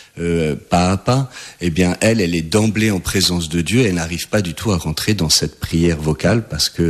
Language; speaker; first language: French; native; French